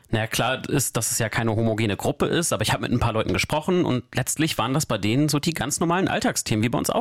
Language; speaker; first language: German; native; German